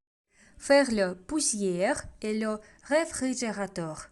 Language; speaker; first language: French; non-native, fluent; Russian